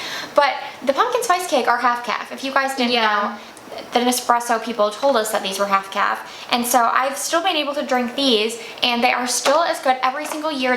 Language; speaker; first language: English; native; English